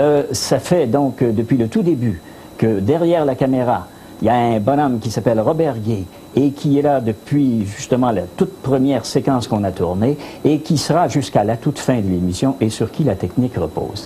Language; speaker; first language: French; native; French